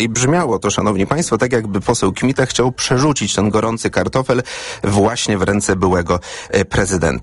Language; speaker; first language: Polish; native; Polish